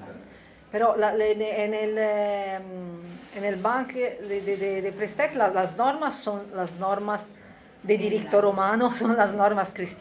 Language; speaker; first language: Spanish; non-native, learner; Italian